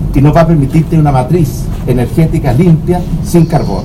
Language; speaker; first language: Spanish; native; Spanish